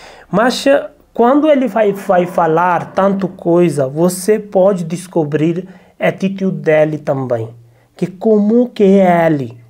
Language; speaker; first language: Portuguese; non-native, learner; Hindi